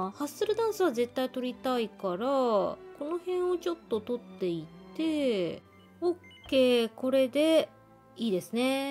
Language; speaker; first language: Japanese; native; Japanese